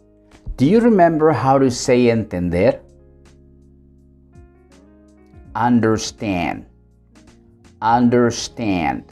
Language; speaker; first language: English; non-native, fluent; Spanish